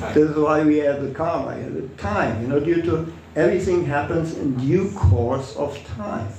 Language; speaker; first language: English; non-native, fluent; German